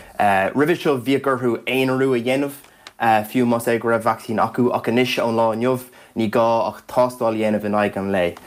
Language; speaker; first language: Irish; native; Irish